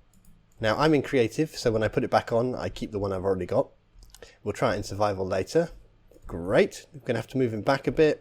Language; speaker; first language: English; native; English